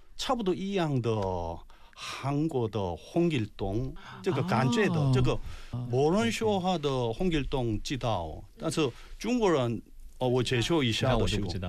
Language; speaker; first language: Chinese; non-native, learner; Korean